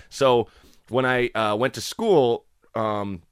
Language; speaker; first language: English; native; English